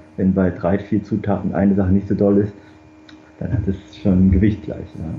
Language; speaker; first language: German; early bilingual, other home language; Korean